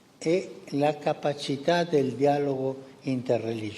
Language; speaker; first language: Italian; non-native, local second language; Spanish